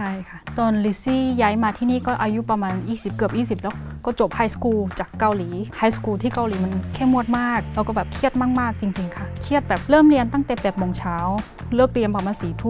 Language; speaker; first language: Thai; non-native, fluent; Korean